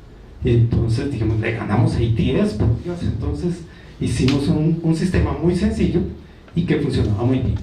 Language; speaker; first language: Spanish; native; Spanish